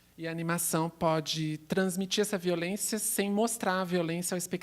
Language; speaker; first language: Portuguese; native; Portuguese